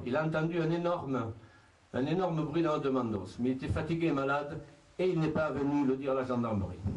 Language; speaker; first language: French; native; French